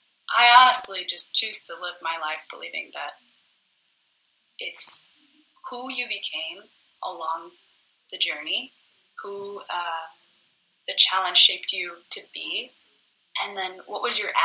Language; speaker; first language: English; native; English